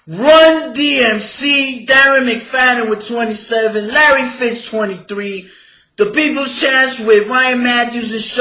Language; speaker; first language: English; native; English